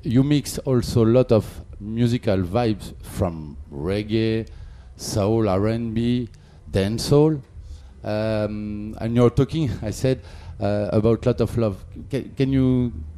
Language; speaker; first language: English; non-native, learner; French